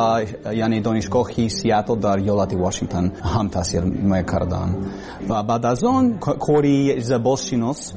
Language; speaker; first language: Persian; non-native, learner; English